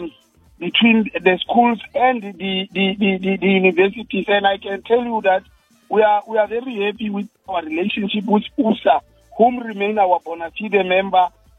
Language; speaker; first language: English; non-native, local second language; Tswana